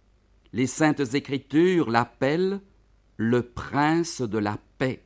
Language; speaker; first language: French; native; French